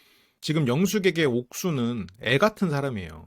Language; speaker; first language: Korean; native; Korean